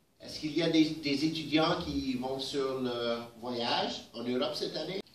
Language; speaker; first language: French; non-native, learner; English